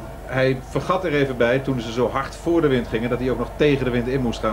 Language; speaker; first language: Dutch; native; Dutch